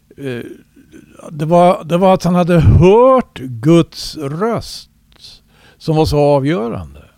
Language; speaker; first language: Swedish; native; Swedish